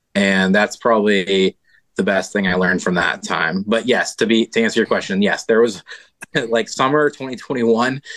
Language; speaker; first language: English; native; English